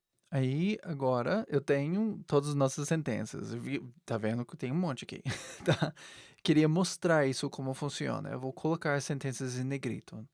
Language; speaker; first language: Portuguese; non-native, fluent; English